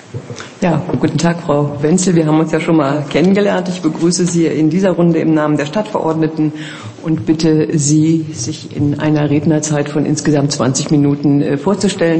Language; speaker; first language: German; native; German